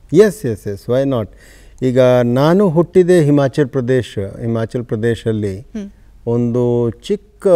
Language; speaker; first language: Kannada; non-native, fluent; Hindi